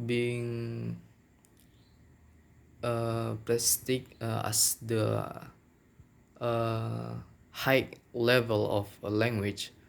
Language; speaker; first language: English; non-native, local second language; Minangkabau